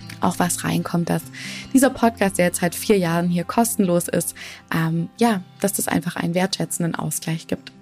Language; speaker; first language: German; native; German